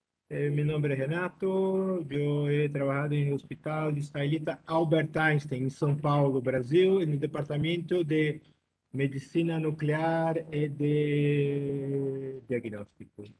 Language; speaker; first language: Spanish; non-native, learner; Portuguese